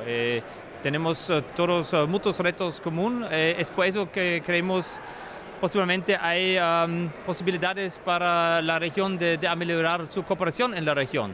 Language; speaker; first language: Spanish; non-native, fluent; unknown